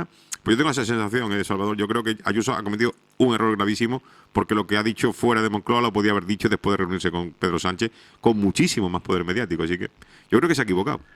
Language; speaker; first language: Spanish; native; Spanish